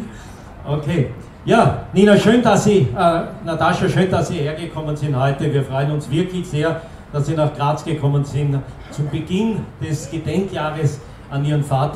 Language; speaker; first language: German; native; German